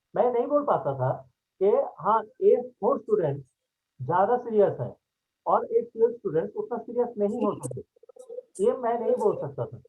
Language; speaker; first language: Hindi; non-native, local second language; Bangla